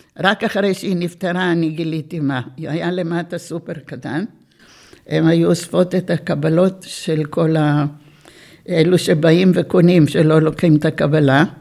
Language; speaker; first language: Hebrew; early bilingual, other home language; Bulgarian